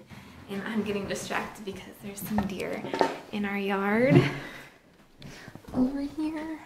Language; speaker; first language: English; native; English